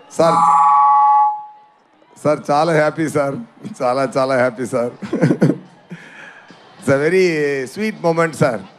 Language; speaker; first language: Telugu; non-native, learner; Tamil